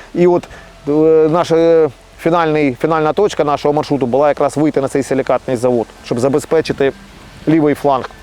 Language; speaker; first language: Ukrainian; native; Ukrainian